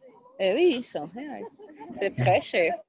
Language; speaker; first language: French; non-native, learner; Portuguese